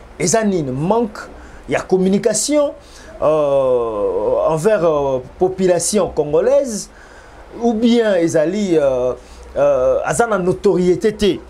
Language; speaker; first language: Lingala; native; Lingala